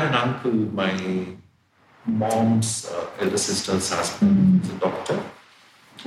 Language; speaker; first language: English; non-native, local second language; Telugu